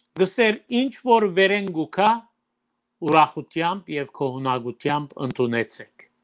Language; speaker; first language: Armenian; early bilingual, heritage; Armenian